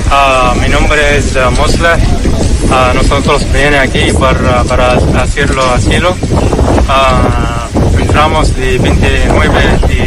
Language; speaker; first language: Spanish; non-native, learner; Arabic